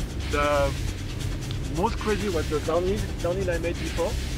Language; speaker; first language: English; non-native, fluent; French